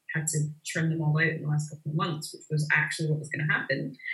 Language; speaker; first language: English; native; English